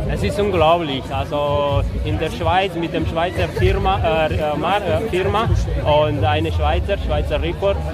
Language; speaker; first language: German; non-native, learner; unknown